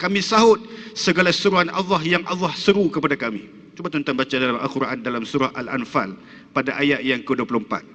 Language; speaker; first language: Malay; native; Malay